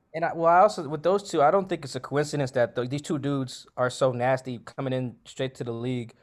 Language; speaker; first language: English; native; English